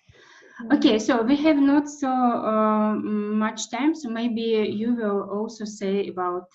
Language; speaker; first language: English; non-native, fluent; Russian